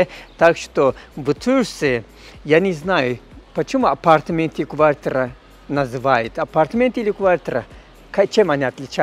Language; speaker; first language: Russian; non-native, fluent; Turkish